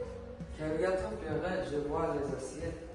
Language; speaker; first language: French; non-native, learner; Uzbek